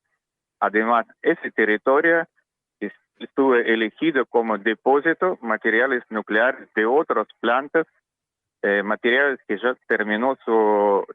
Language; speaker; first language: Spanish; non-native, learner; Russian